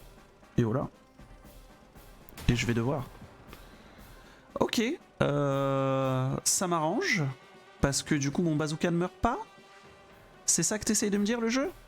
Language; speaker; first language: French; native; French